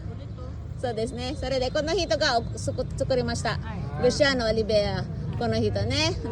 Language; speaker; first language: Japanese; non-native, fluent; Filipino